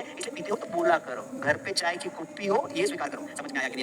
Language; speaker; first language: Hindi; native; Hindi